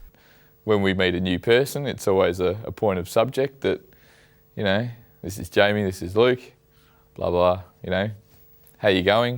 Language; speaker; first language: English; native; English